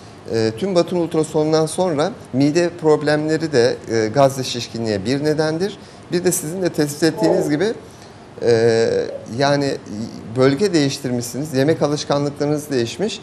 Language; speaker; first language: Turkish; native; Turkish